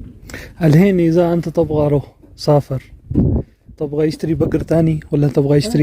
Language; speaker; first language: Arabic; non-native, learner; Urdu